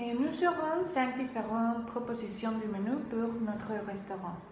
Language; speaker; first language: French; non-native, learner; Spanish